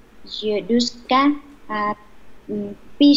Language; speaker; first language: Russian; non-native, learner; Vietnamese